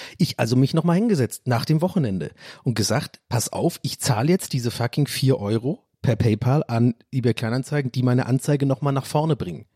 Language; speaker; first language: German; non-native, fluent; English